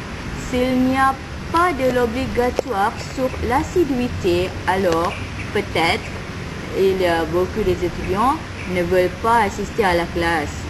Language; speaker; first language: French; non-native, learner; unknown